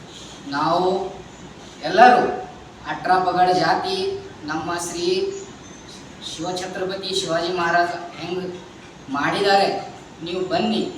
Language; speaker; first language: Kannada; non-native, local second language; Marathi